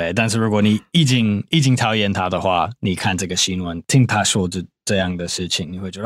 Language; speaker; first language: Chinese; non-native, fluent; English